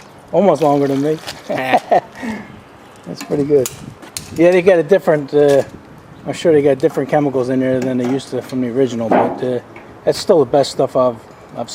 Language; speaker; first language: English; native; English